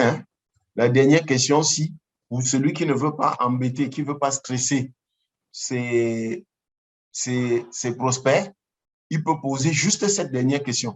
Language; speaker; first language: French; non-native, local second language; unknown